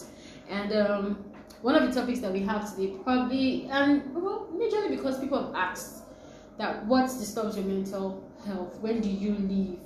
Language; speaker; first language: English; non-native, local second language; Yoruba